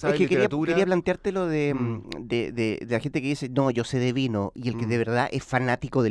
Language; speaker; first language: Spanish; native; Spanish